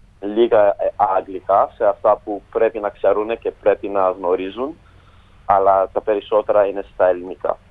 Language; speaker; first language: Greek; early bilingual, heritage; Greek